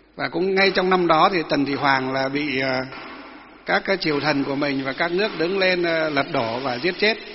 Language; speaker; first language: Vietnamese; non-native, local second language; Muong